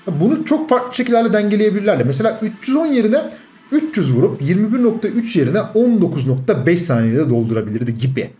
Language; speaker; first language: Turkish; native; Turkish